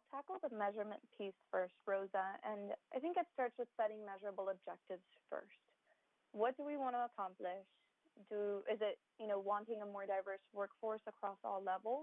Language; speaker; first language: English; native; English